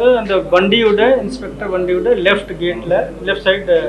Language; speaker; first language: Tamil; non-native, local second language; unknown